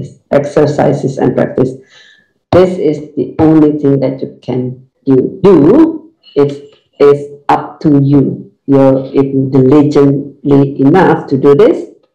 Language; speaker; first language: English; non-native, fluent; Indonesian